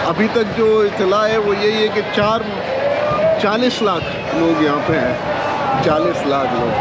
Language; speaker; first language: Urdu; native; Urdu